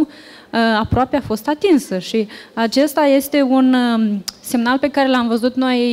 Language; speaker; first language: Romanian; native; Romanian